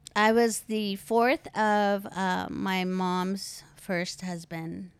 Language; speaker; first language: English; early bilingual, other home language; Filipino